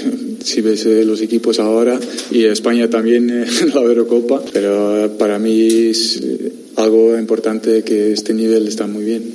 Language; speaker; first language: Spanish; non-native, learner; Dutch